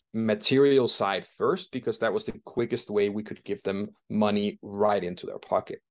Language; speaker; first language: English; non-native, fluent; Danish